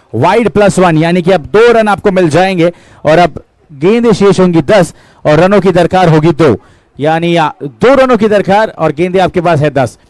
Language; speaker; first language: Hindi; non-native, local second language; Marathi